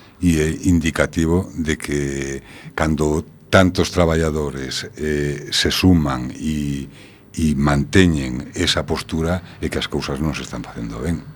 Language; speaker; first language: Galician; non-native, local second language; Spanish